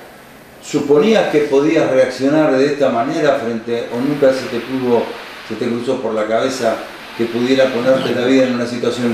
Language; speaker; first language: Spanish; native; Spanish